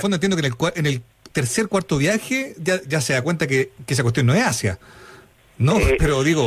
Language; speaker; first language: Spanish; native; Spanish